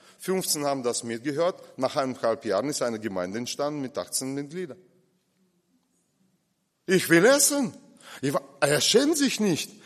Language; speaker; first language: German; non-native, fluent; Russian